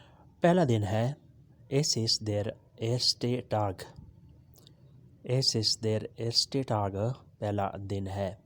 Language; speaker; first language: German; non-native, learner; Urdu